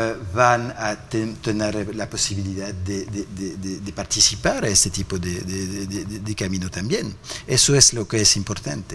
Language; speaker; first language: Spanish; non-native, fluent; French